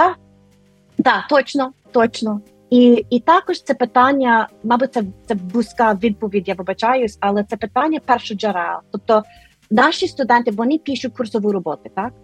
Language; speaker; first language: Ukrainian; non-native, fluent; English